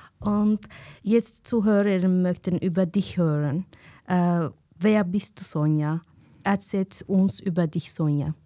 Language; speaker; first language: German; non-native, learner; Kurdish